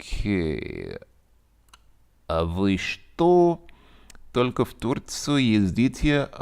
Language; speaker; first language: Russian; non-native, learner; English